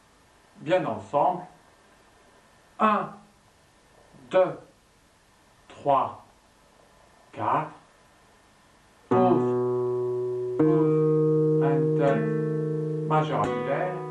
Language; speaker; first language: French; native; French